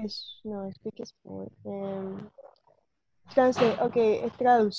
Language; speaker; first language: Spanish; non-native, learner; English